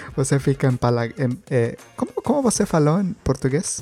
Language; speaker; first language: Portuguese; non-native, learner; Spanish